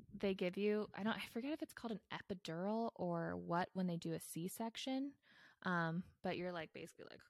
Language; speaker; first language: English; native; English